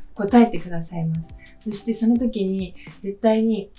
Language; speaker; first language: Japanese; native; Japanese